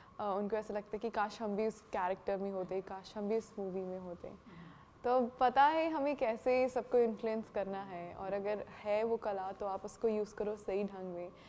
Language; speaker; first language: Hindi; non-native, local second language; Punjabi